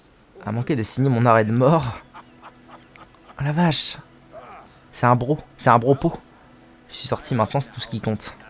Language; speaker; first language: French; native; French